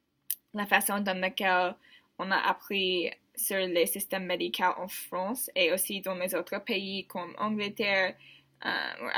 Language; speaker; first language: French; non-native, learner; English